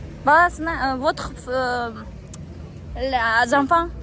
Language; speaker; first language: French; non-native, learner; Kazakh